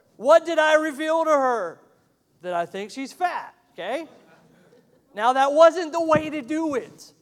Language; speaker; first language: English; native; English